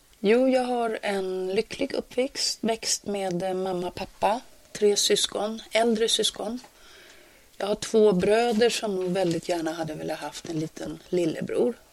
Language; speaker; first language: Swedish; native; Swedish